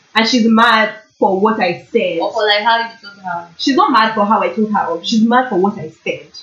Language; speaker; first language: English; non-native, local second language; Yoruba